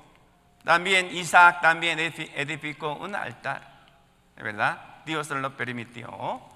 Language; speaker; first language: Spanish; non-native, learner; Korean